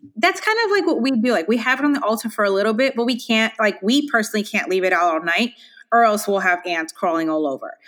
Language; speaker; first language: English; native; English